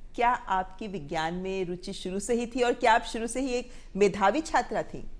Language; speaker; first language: Hindi; native; Hindi